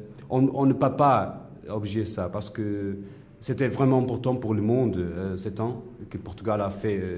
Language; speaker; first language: French; non-native, learner; Portuguese